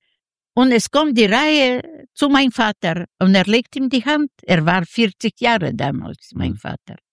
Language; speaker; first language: German; non-native, learner; Yiddish